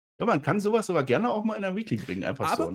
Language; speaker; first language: German; native; German